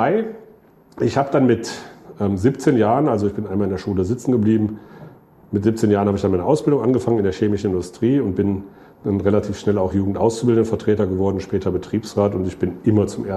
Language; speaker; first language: German; native; German